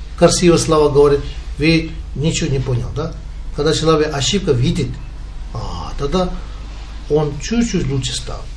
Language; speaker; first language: Russian; non-native, learner; Tibetan